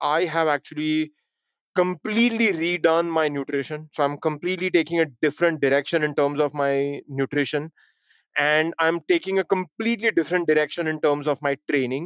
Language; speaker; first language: English; non-native, local second language; Hindi